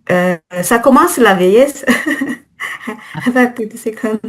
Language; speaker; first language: French; non-native, learner; Malagasy